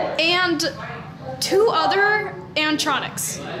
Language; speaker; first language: English; native; English